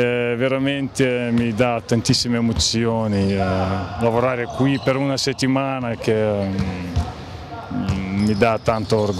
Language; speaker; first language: Italian; non-native, fluent; Lithuanian